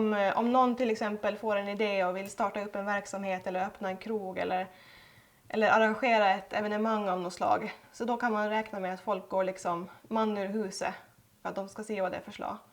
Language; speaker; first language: Swedish; native; Swedish